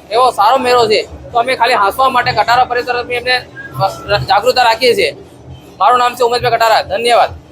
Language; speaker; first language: Gujarati; native; Gujarati